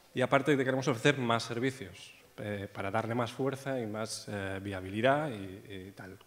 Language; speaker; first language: Spanish; non-native, local second language; Catalan